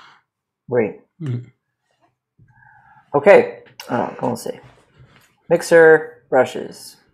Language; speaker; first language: French; non-native, learner; English